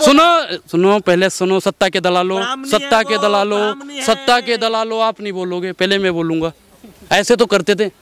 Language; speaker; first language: Hindi; native; Hindi